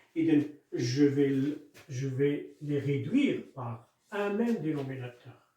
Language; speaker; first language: French; non-native, local second language; Arabic